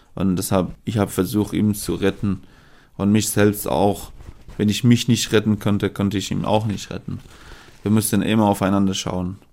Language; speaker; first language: German; non-native, fluent; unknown